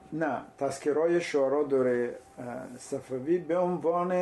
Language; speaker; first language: Persian; non-native, fluent; Italian